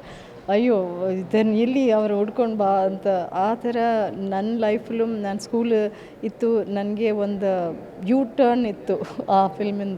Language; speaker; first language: Kannada; early bilingual, heritage; English